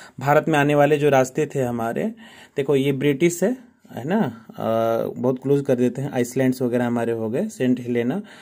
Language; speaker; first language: Hindi; native; Hindi